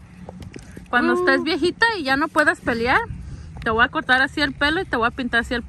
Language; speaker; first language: Spanish; early bilingual, heritage; Spanish